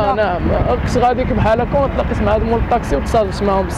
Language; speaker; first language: Arabic; native; Arabic